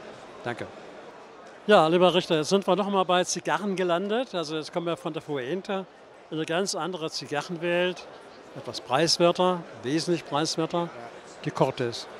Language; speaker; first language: German; native; German